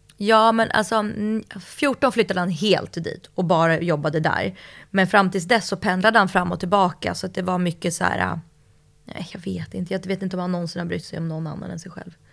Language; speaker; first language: Swedish; early bilingual, other home language; Russian